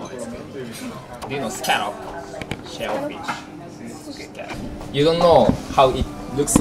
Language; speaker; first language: English; non-native, fluent; Japanese